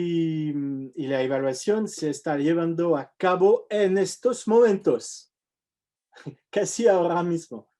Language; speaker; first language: Spanish; non-native, fluent; French